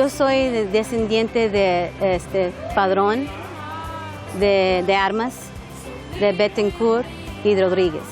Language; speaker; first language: Spanish; non-native, learner; English